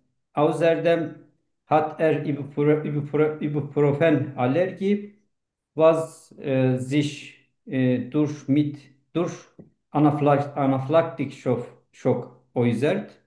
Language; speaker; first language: German; non-native, learner; Turkish